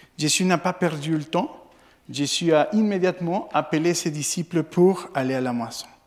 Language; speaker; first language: French; non-native, fluent; Spanish